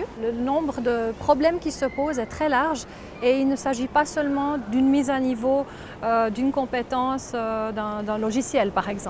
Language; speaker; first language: French; native; French